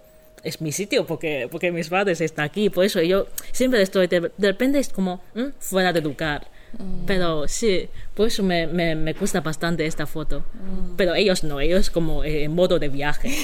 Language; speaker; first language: Spanish; non-native, fluent; Chinese